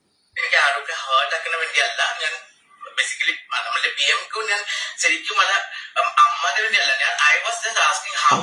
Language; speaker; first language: Malayalam; non-native, fluent; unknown